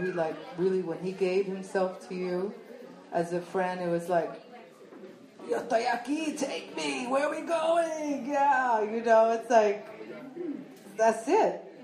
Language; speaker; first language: English; early bilingual, other home language; Spanish